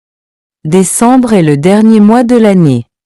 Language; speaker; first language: French; non-native, fluent; English